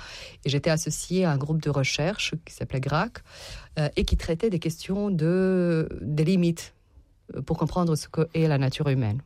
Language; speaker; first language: French; non-native, fluent; Serbian